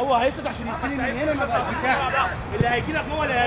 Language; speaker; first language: Arabic; native; Arabic